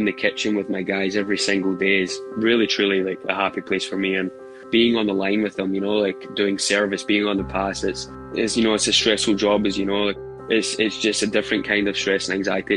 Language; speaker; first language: English; native; English